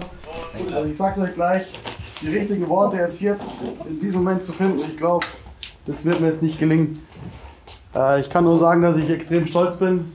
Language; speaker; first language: German; native; German